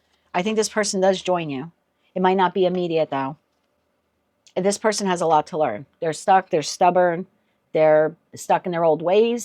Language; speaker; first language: English; native; English